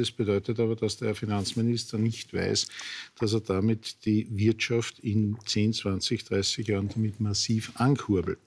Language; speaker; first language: German; native; German